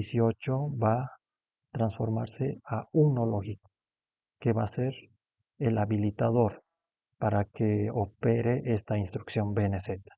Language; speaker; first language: Spanish; native; Spanish